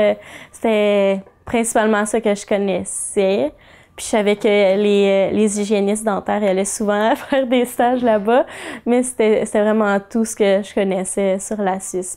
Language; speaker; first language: French; native; French